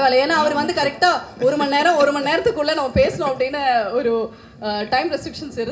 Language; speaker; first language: Tamil; native; Tamil